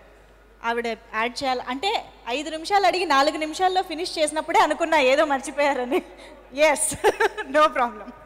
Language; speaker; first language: Telugu; native; Telugu